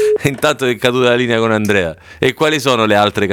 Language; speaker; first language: Italian; native; Italian